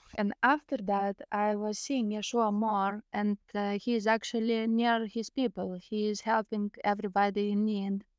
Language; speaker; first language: English; non-native, fluent; Lithuanian